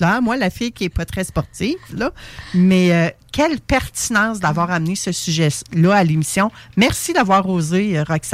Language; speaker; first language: French; native; French